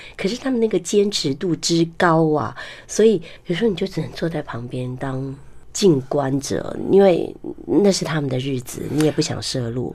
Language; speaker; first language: Chinese; native; Chinese